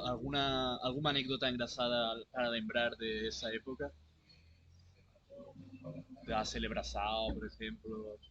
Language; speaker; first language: Portuguese; non-native, learner; Catalan